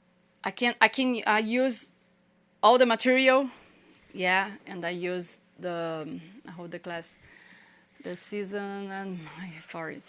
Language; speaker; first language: English; non-native, learner; Portuguese